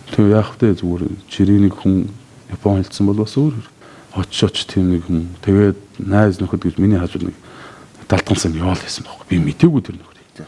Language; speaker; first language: Mongolian; native; Mongolian